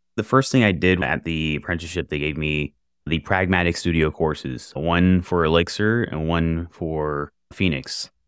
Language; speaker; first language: English; native; English